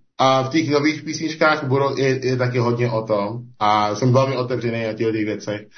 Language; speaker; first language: Czech; early bilingual, heritage; Czech